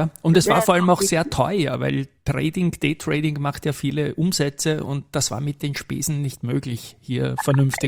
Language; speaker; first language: German; native; German